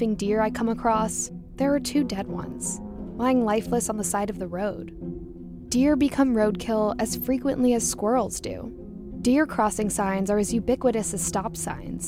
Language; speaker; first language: English; native; English